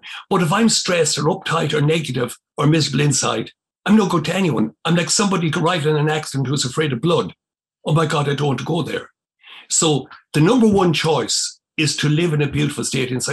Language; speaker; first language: English; native; English